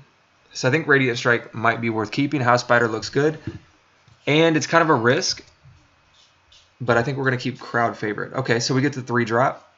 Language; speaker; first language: English; native; English